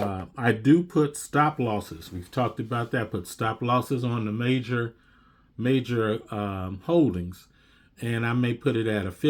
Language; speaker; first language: English; native; English